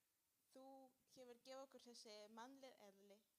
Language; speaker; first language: Icelandic; non-native, learner; Spanish